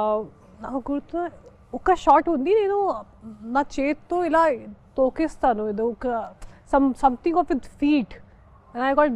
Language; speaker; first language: Telugu; non-native, fluent; Hindi